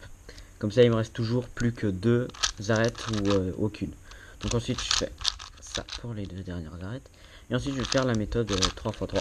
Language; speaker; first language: French; native; French